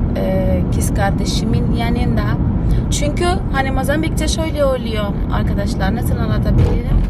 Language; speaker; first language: Turkish; non-native, fluent; Portuguese